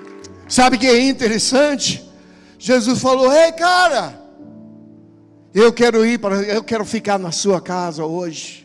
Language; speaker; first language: Portuguese; non-native, fluent; English